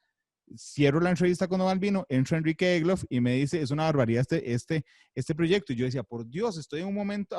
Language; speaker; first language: Spanish; native; Spanish